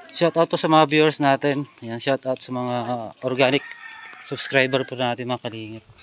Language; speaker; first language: Filipino; native; Filipino